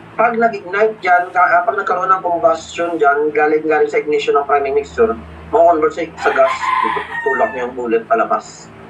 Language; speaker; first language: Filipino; non-native, local second language; Hiligaynon